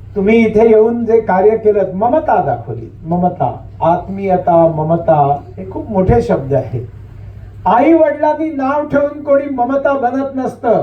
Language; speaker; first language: Marathi; native; Marathi